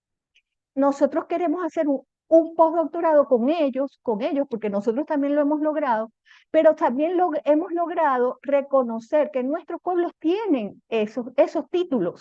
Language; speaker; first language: Spanish; native; Spanish